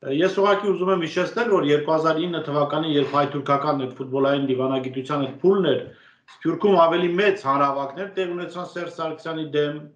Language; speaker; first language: Armenian; native; Armenian